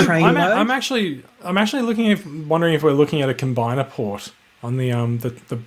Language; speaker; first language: English; native; English